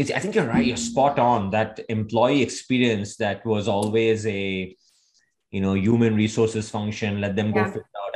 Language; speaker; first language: English; non-native, local second language; Hindi